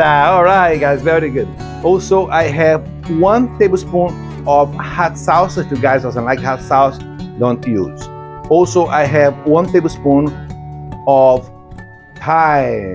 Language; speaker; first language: English; non-native, fluent; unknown